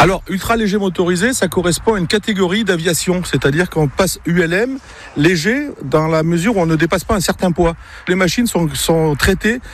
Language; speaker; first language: French; native; French